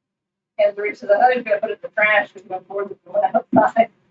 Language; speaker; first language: English; native; English